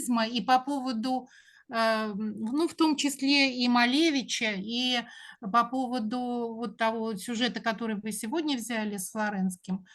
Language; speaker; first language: Russian; native; Russian